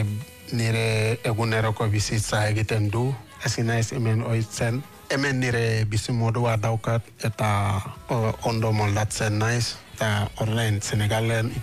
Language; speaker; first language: Basque; non-native, fluent; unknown